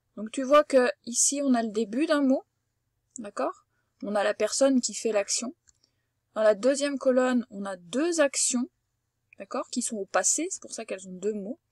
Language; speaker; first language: French; native; French